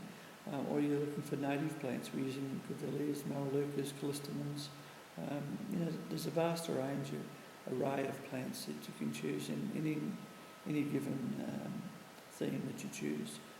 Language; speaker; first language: English; native; English